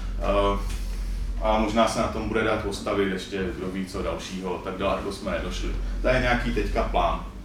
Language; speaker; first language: Czech; native; Czech